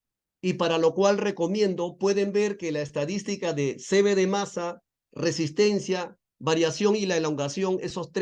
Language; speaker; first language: Spanish; native; Spanish